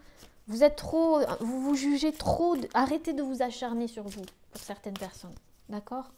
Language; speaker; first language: French; native; French